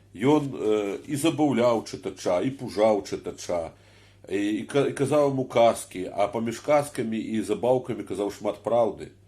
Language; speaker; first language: Belarusian; native; Belarusian